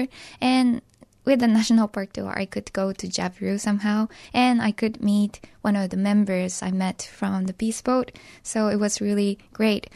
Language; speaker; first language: English; non-native, fluent; Japanese